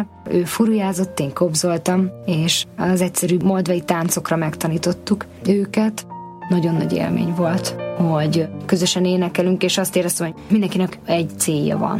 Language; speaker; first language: Hungarian; native; Hungarian